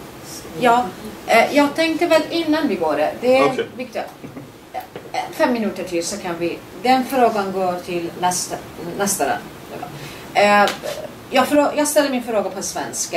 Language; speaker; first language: Swedish; non-native, fluent; Persian